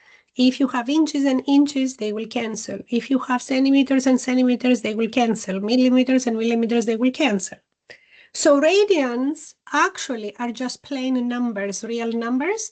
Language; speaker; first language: English; non-native, fluent; Greek